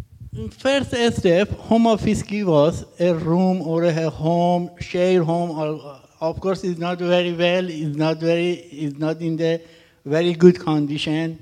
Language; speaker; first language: English; non-native, learner; Persian